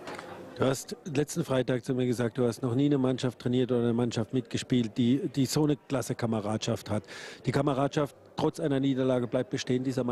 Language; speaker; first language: German; native; German